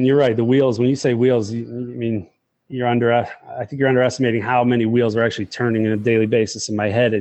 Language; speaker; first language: English; native; English